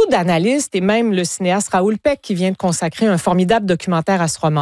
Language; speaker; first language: French; native; French